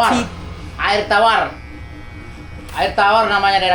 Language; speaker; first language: Indonesian; native; Indonesian